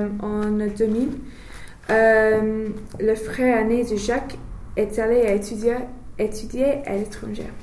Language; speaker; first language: French; non-native, learner; English